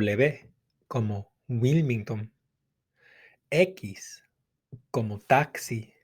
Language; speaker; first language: Spanish; non-native, fluent; English